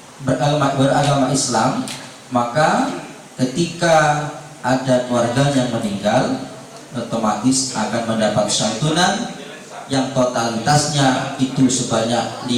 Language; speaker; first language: Indonesian; native; Indonesian